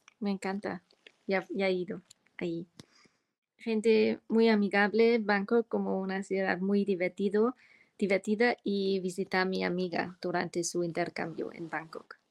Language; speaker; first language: Spanish; non-native, fluent; German